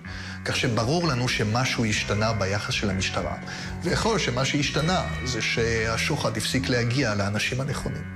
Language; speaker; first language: Hebrew; native; Hebrew